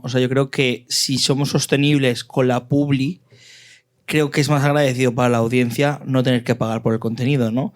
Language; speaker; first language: Spanish; native; Spanish